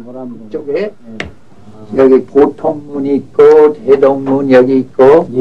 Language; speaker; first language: Korean; non-native, fluent; English